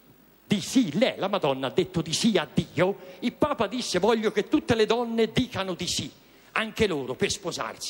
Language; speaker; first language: Italian; native; Italian